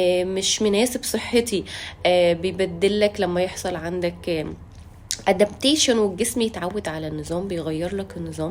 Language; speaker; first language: Arabic; native; Arabic